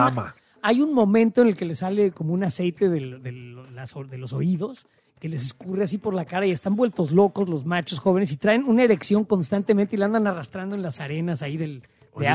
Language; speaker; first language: Spanish; native; Spanish